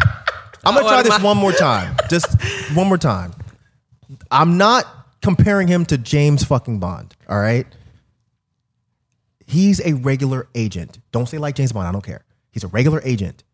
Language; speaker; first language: English; native; English